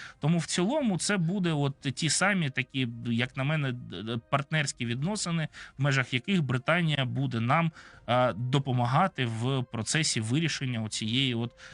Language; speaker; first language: Ukrainian; non-native, local second language; Russian